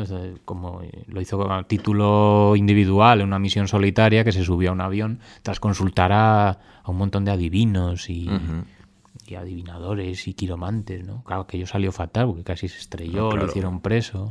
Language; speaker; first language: Spanish; native; Spanish